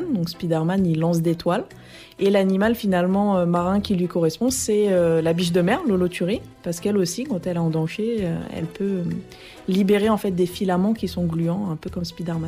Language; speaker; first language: French; native; French